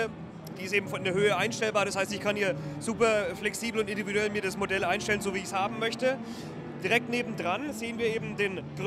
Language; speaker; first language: German; native; German